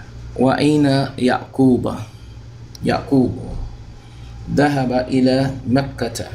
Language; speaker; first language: Arabic; non-native, fluent; English